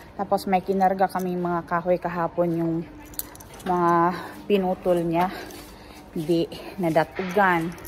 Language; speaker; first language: Filipino; non-native, local second language; Cebuano